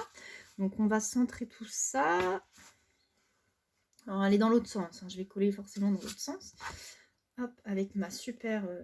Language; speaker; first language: French; native; French